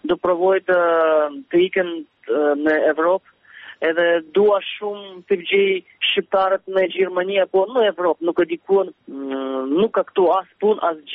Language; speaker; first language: Albanian; early bilingual, heritage; Albanian